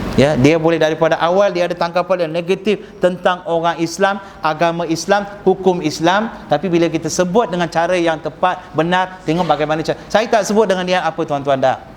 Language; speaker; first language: Malay; native; Malay